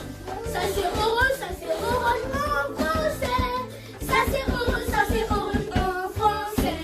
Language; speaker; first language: French; early bilingual, other home language; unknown